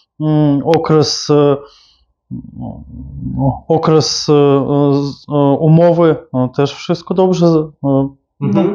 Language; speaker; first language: Polish; non-native, learner; Ukrainian